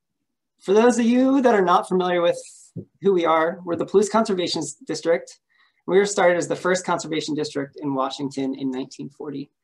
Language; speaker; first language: English; native; English